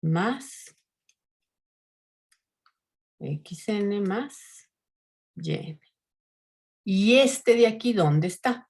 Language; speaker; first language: Spanish; native; Spanish